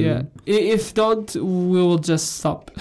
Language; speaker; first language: English; non-native, fluent; Portuguese